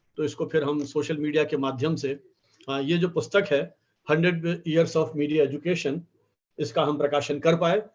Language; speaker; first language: Hindi; native; Hindi